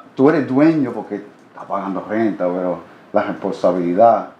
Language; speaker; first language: Spanish; early bilingual, heritage; Spanish